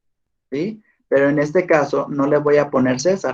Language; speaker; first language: Spanish; native; Spanish